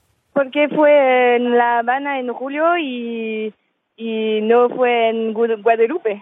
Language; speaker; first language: Spanish; non-native, learner; French